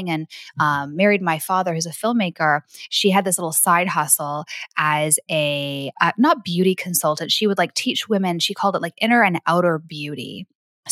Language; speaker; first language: English; native; English